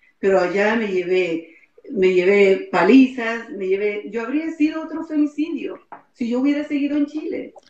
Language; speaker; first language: Spanish; native; Spanish